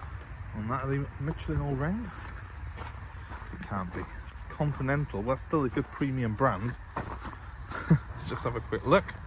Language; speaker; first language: English; native; English